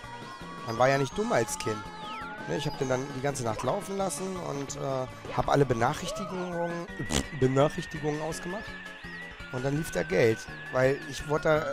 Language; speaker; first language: German; native; German